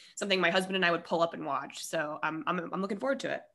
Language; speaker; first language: English; native; English